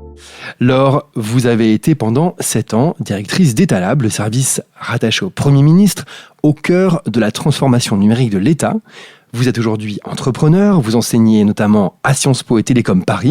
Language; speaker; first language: French; native; French